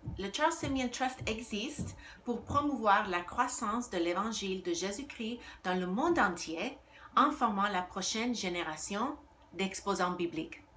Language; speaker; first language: French; non-native, fluent; Spanish